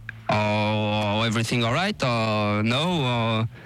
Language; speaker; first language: English; non-native, learner; French